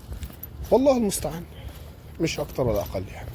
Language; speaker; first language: Arabic; native; Arabic